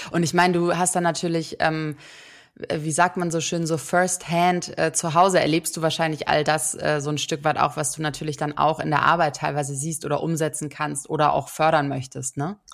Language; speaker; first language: German; native; German